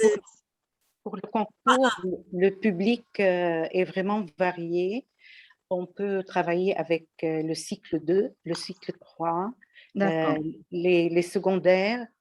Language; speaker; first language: French; non-native, local second language; Arabic